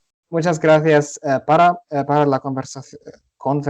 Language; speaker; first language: Spanish; non-native, learner; German